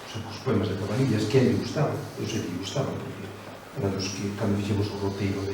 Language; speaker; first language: Galician; native; Galician